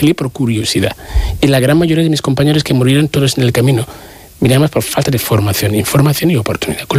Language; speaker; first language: Spanish; non-native, fluent; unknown